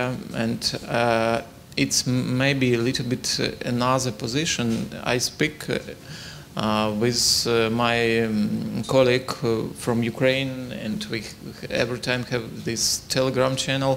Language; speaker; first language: English; non-native, learner; Ukrainian